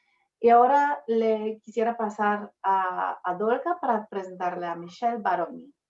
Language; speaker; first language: Spanish; non-native, fluent; English